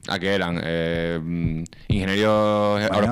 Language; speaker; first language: Spanish; native; Spanish